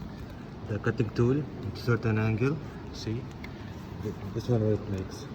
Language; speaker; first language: English; non-native, local second language; Arabic